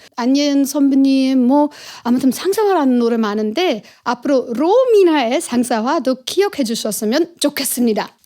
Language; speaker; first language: Korean; non-native, fluent; German